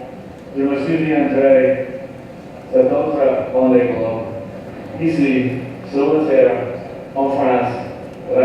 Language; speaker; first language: French; non-native, learner; English